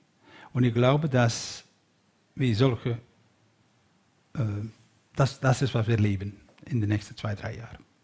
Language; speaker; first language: German; non-native, learner; Dutch